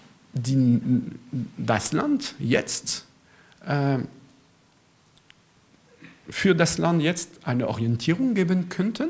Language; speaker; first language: German; non-native, fluent; French